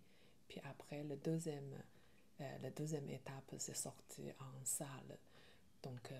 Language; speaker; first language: French; non-native, learner; Chinese